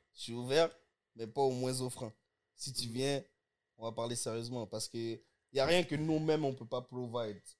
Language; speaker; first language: French; early bilingual, other home language; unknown